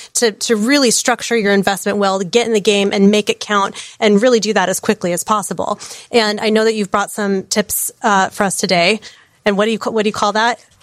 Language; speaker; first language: English; native; English